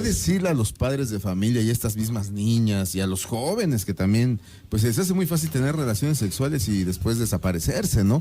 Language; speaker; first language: Spanish; native; Spanish